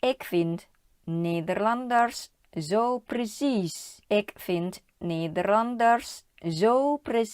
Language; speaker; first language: Dutch; non-native, learner; Thai